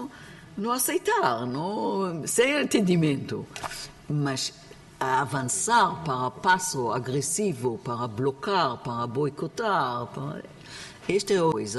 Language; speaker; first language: Portuguese; non-native, learner; Hebrew